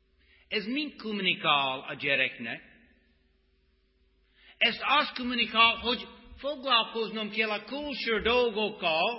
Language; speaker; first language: Hungarian; non-native, fluent; English